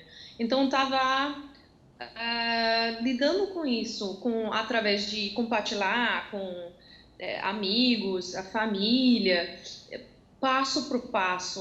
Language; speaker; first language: Portuguese; non-native, fluent; Dutch